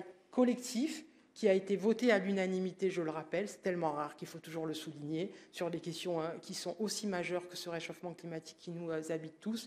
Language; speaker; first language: French; native; French